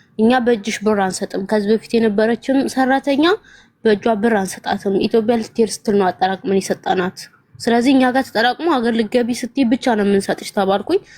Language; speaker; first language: Amharic; native; Amharic